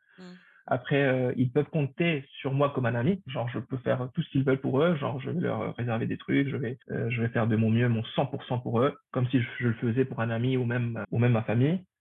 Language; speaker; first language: French; non-native, fluent; Spanish